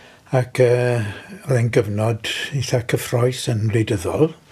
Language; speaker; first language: Welsh; native; Welsh